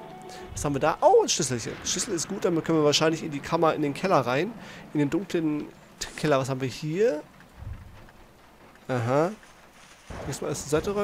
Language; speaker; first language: German; native; German